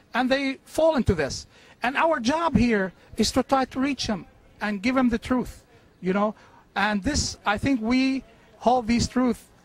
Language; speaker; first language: English; non-native, fluent; Arabic